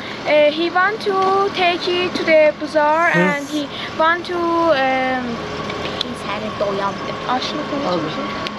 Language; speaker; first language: English; non-native, learner; Azerbaijani